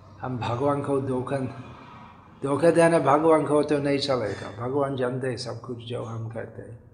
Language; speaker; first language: Hindi; non-native, fluent; English